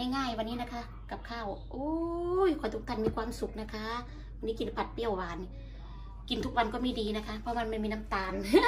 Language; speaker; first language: Thai; native; Thai